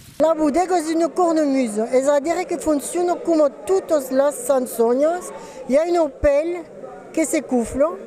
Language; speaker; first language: Occitan; non-native, fluent; French